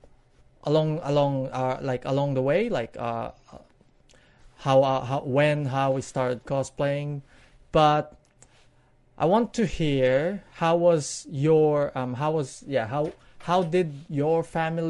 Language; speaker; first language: English; non-native, local second language; Pampanga